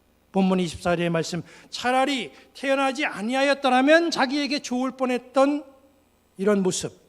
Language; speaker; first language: Korean; native; Korean